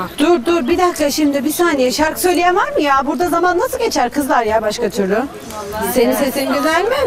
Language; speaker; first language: Turkish; native; Turkish